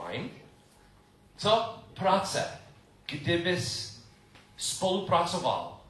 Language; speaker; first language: Czech; non-native, learner; English